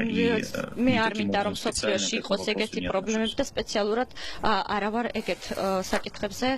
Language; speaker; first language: Georgian; non-native, local second language; Russian